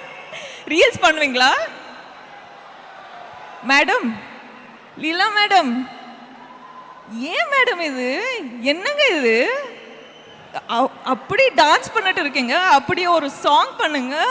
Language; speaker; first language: Tamil; non-native, fluent; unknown